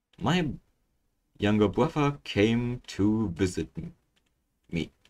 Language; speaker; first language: English; non-native, fluent; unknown